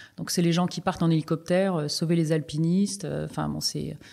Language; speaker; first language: French; native; French